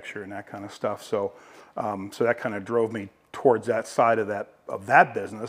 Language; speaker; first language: English; native; English